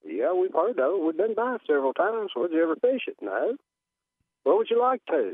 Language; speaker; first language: English; native; English